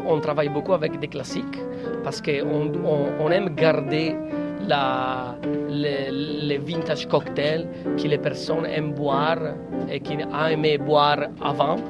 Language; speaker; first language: French; non-native, learner; Italian